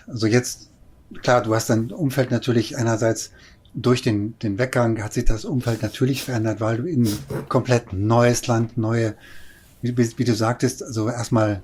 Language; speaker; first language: German; native; German